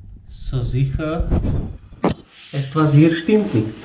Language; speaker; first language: German; non-native, learner; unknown